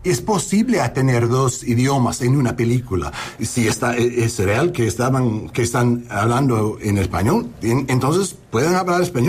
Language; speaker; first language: Spanish; non-native, learner; English